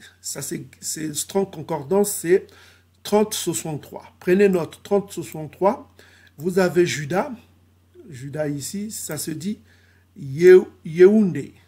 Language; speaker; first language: French; non-native, local second language; Kongo